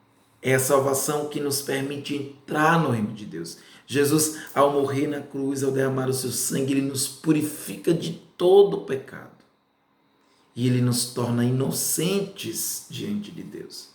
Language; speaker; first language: Portuguese; native; Portuguese